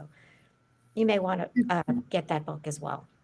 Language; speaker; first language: English; native; English